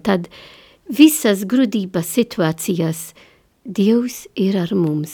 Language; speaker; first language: Latvian; non-native, learner; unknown